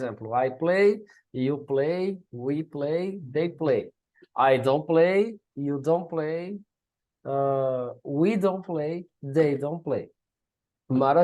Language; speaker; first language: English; non-native, fluent; Portuguese